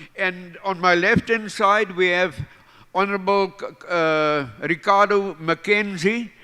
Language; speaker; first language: English; non-native, local second language; Afrikaans